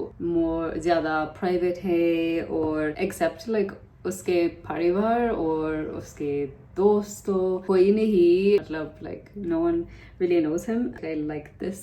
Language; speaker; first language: Hindi; non-native, learner; English